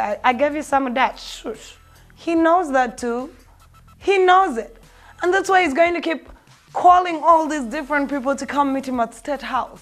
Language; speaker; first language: English; non-native, local second language; Ganda